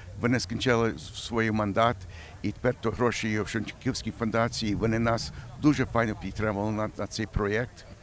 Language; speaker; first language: Ukrainian; early bilingual, heritage; Ukrainian